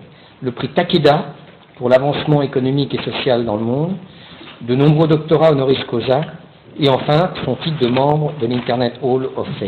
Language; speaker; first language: French; native; French